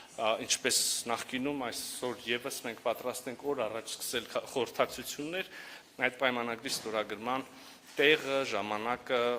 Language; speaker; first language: Armenian; native; Armenian